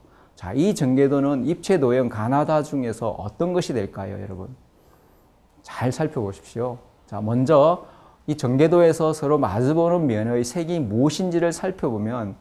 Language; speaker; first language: Korean; native; Korean